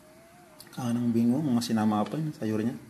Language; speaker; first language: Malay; non-native, local second language; Sundanese